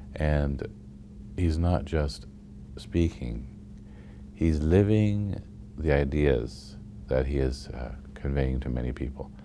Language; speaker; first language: English; native; English